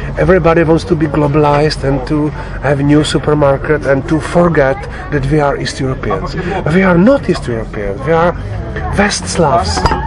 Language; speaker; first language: English; non-native, fluent; Czech